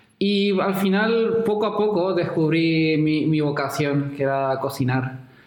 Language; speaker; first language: Spanish; native; Spanish